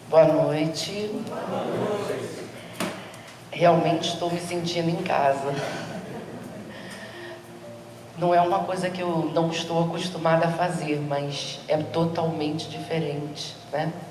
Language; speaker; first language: Portuguese; native; Portuguese